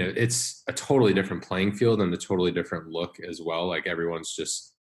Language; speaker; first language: English; native; English